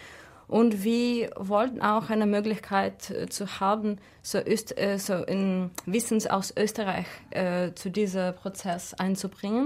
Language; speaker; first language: German; non-native, fluent; Russian